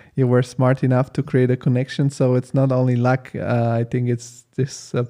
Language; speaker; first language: English; non-native, fluent; Italian